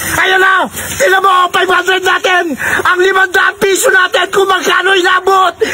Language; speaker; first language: Filipino; native; Filipino